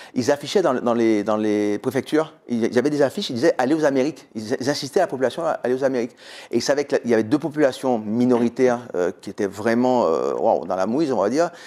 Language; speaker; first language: French; native; French